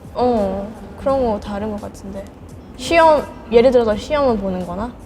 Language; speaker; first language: Korean; non-native, fluent; Burmese